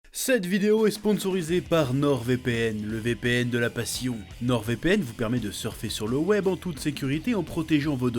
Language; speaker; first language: French; native; French